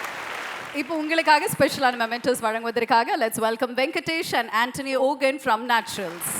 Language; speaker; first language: Tamil; native; Tamil